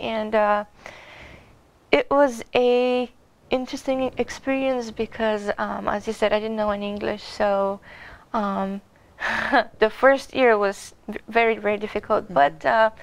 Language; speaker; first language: English; non-native, fluent; Bulgarian